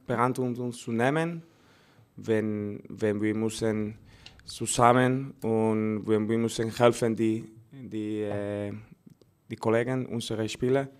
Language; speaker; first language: German; non-native, learner; Spanish